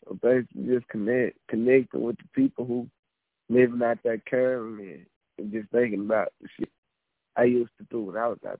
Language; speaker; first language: English; native; English